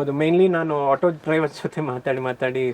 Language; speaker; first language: Kannada; non-native, learner; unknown